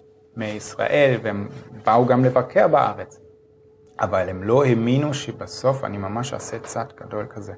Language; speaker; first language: Hebrew; non-native, fluent; German